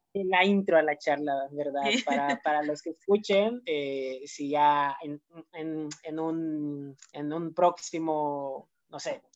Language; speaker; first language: Spanish; native; Spanish